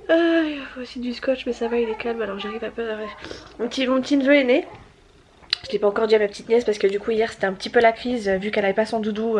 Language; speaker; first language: French; native; French